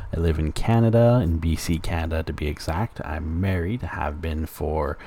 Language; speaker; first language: English; native; English